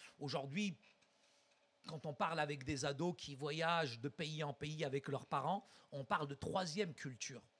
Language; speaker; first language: French; early bilingual, other home language; Arabic